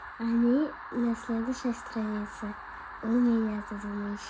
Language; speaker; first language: Russian; early bilingual, other home language; Armenian